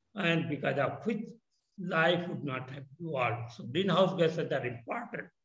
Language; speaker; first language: English; non-native, local second language; Hindi